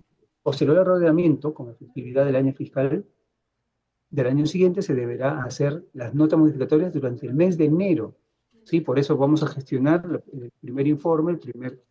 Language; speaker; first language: Spanish; native; Spanish